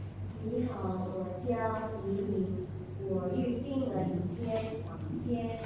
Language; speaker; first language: Chinese; non-native, learner; Indonesian